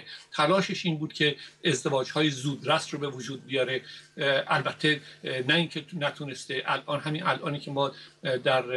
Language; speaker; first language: Persian; native; Persian